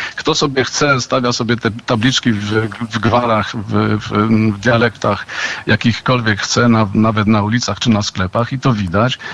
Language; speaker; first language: Polish; native; Polish